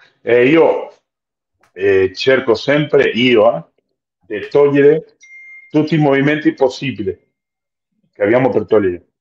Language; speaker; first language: Italian; non-native, fluent; Spanish